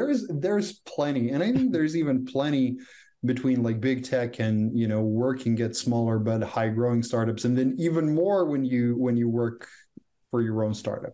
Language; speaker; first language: English; non-native, fluent; Croatian